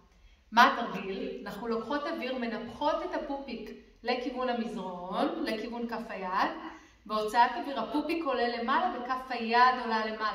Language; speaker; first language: Hebrew; native; Hebrew